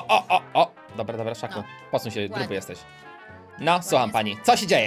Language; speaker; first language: Polish; native; Polish